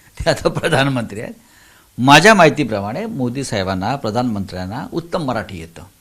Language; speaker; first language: Marathi; native; Marathi